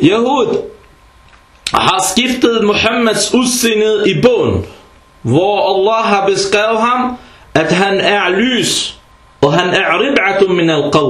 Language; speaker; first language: Danish; early bilingual, other home language; Arabic